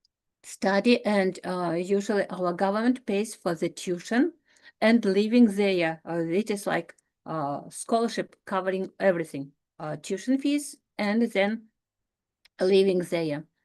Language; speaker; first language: English; non-native, fluent; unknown